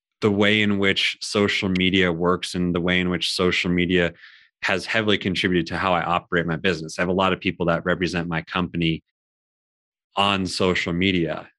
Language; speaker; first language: English; native; English